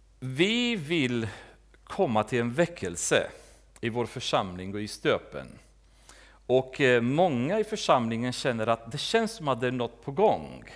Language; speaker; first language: Swedish; native; Swedish